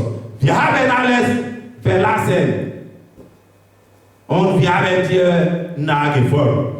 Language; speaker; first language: German; non-native, learner; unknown